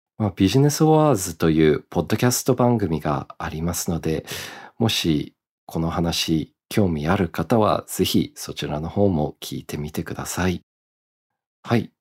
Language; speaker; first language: Japanese; early bilingual, heritage; Japanese